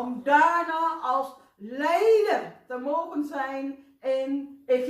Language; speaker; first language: Dutch; non-native, fluent; Indonesian